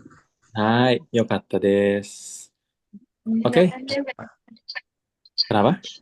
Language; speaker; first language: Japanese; non-native, fluent; Indonesian